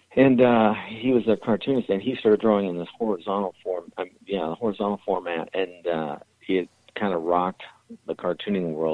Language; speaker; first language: English; native; English